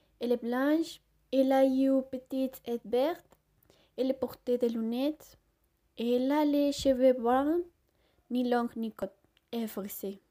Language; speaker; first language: French; non-native, learner; Spanish